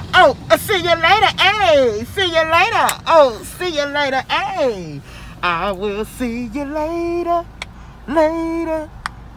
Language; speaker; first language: English; native; English